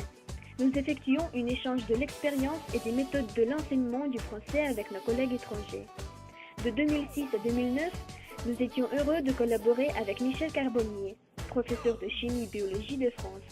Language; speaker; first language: French; non-native, fluent; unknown